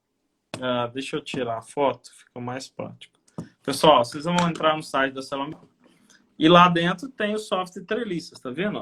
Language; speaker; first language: Portuguese; native; Portuguese